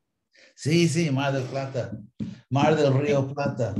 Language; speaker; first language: Spanish; non-native, fluent; English